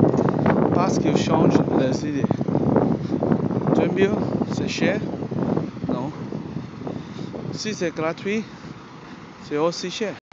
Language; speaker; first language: French; non-native, learner; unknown